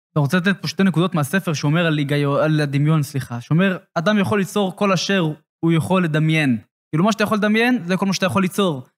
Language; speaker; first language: Hebrew; native; Hebrew